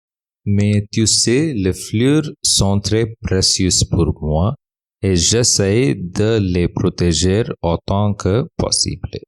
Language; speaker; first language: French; non-native, fluent; English